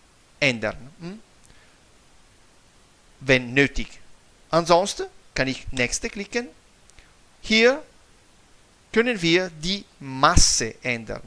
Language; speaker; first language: German; non-native, fluent; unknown